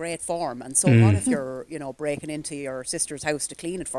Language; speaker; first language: English; native; English